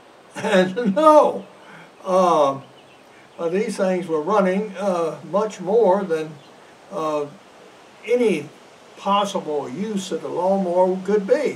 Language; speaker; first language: English; native; English